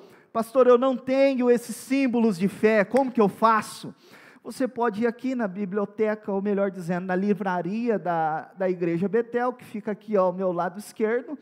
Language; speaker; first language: Portuguese; native; Portuguese